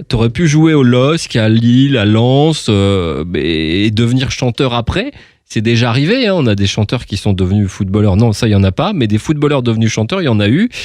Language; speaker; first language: French; native; French